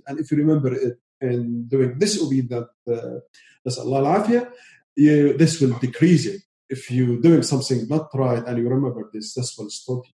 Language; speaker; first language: English; non-native, learner; Arabic